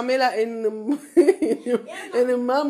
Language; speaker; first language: Dutch; non-native, learner; French